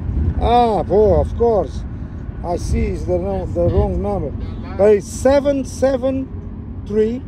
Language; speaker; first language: English; non-native, learner; Portuguese